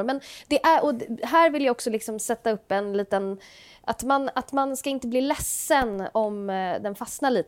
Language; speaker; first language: Swedish; native; Swedish